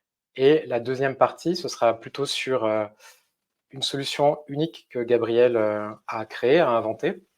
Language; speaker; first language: French; native; French